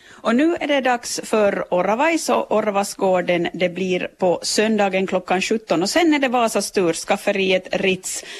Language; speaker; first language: Swedish; native; Swedish